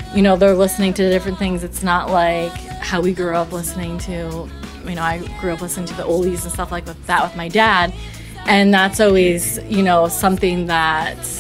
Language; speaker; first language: English; native; English